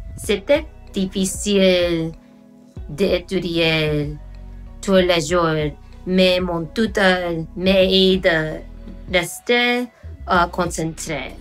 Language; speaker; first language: French; non-native, learner; English